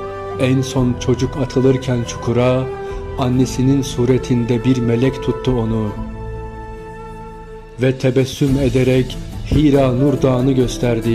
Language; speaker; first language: Turkish; native; Turkish